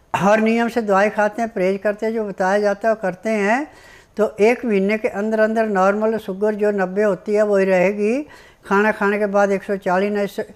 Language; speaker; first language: Hindi; native; Hindi